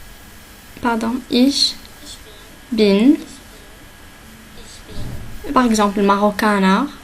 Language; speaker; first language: French; non-native, local second language; Arabic